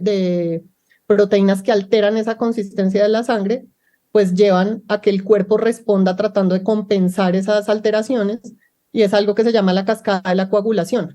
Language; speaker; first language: Spanish; native; Spanish